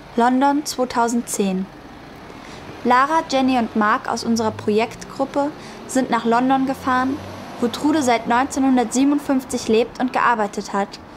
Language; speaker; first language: German; native; German